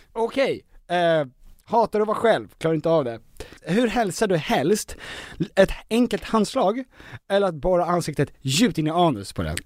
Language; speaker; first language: Swedish; native; Swedish